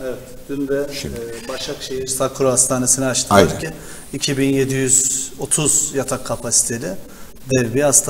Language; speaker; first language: Turkish; native; Turkish